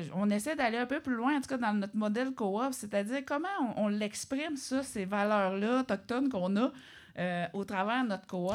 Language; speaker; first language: French; native; French